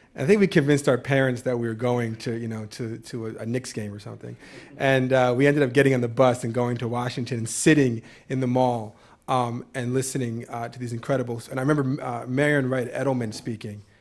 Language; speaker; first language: English; native; English